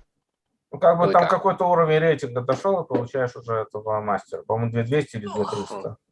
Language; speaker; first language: Russian; native; Russian